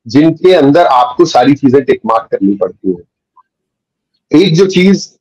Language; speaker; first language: Hindi; native; Hindi